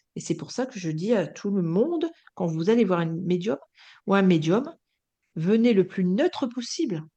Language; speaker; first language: French; native; French